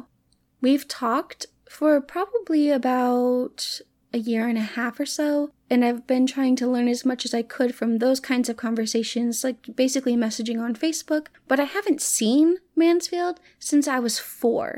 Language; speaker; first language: English; native; English